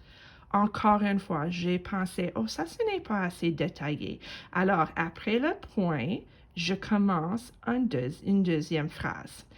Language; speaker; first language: French; non-native, fluent; English